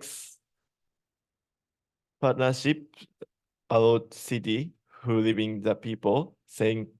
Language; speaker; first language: English; non-native, learner; Japanese